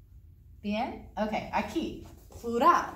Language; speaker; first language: Spanish; non-native, fluent; English